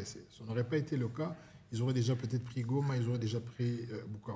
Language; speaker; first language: French; non-native, local second language; Lingala